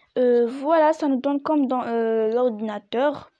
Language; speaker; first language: French; non-native, local second language; Arabic